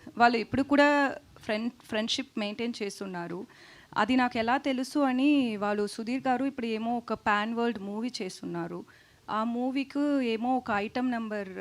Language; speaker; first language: Telugu; non-native, learner; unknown